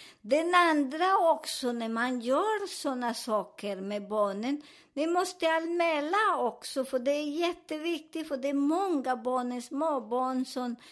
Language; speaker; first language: Swedish; non-native, fluent; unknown